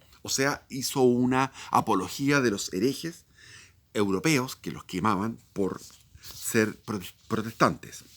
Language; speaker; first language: Spanish; native; Spanish